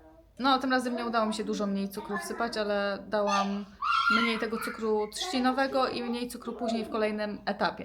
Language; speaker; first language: Polish; native; Polish